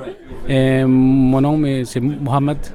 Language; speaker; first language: French; non-native, learner; Arabic